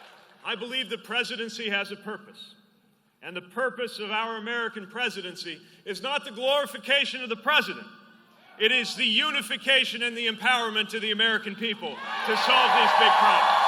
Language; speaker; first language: English; native; English